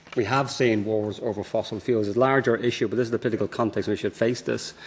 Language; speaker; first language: English; native; English